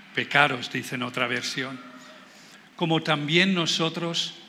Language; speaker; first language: Spanish; non-native, fluent; Dutch